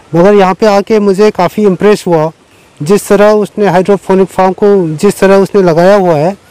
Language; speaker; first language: Hindi; non-native, local second language; Manipuri